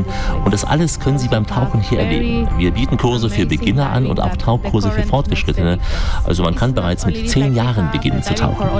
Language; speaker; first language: German; native; German